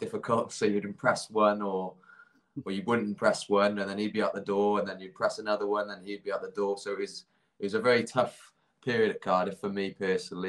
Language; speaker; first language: English; native; English